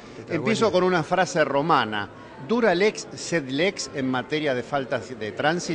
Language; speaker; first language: Spanish; native; Spanish